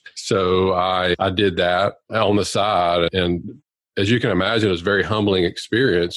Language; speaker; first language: English; native; English